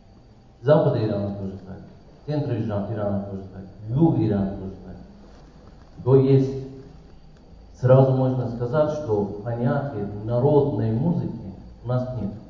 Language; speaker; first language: Russian; non-native, learner; Persian